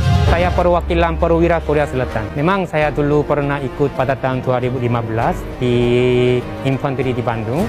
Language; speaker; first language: Indonesian; non-native, fluent; Korean